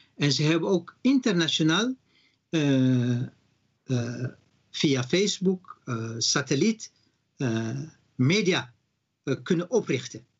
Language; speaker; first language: Dutch; non-native, fluent; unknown